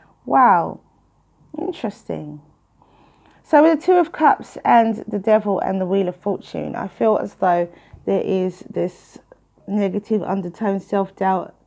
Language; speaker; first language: English; native; English